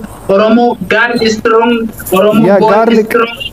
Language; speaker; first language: English; non-native, learner; Oromo